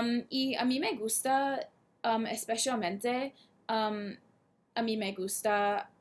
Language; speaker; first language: Spanish; non-native, learner; English